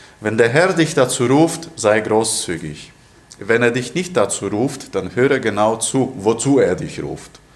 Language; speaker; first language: German; non-native, fluent; Polish